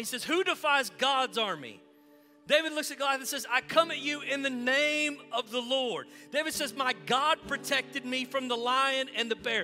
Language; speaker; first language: English; native; English